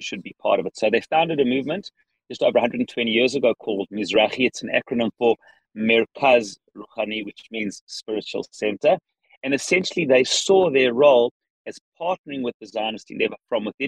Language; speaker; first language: English; native; English